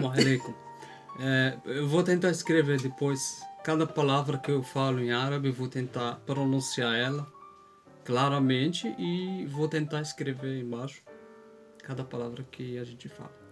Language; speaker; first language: Portuguese; non-native, fluent; Arabic